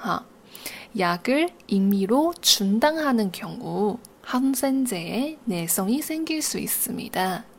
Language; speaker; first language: Korean; non-native, fluent; Chinese